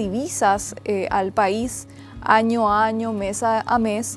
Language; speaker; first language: Spanish; native; Spanish